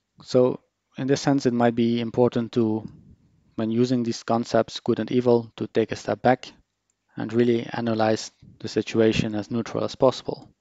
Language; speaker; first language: English; non-native, fluent; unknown